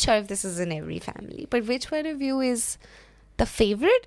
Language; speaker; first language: English; non-native, local second language; Hindi